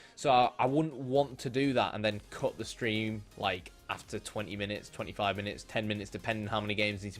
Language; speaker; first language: English; native; English